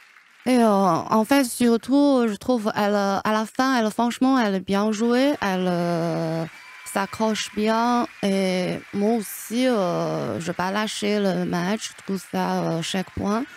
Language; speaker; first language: French; non-native, learner; Chinese